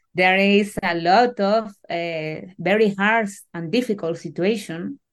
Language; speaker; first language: English; non-native, learner; Spanish